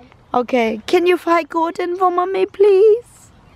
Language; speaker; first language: English; non-native, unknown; Vietnamese